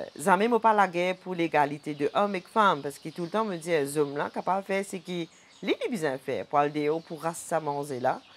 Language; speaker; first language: French; non-native, local second language; Morisyen